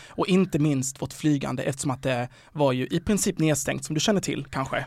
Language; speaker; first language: Swedish; native; Swedish